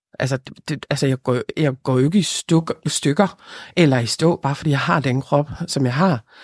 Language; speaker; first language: Danish; early bilingual, other home language; Lithuanian